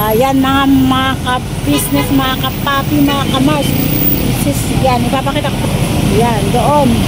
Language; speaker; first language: Filipino; native; Filipino